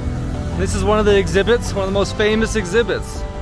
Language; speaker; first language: English; native; English